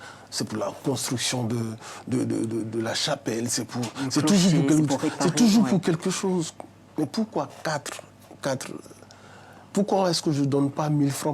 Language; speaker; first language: French; native; French